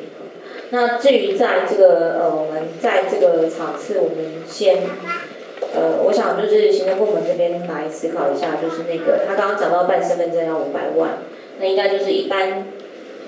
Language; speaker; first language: Chinese; native; Chinese